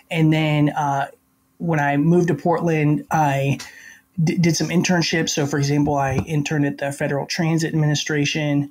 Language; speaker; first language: English; native; English